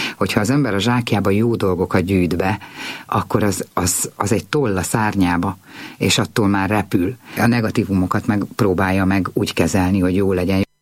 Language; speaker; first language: Hungarian; native; Hungarian